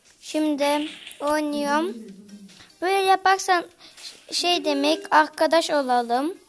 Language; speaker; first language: Turkish; early bilingual, heritage; Turkish